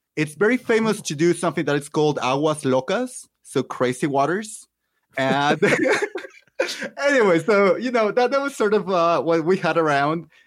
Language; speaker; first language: English; non-native, fluent; Spanish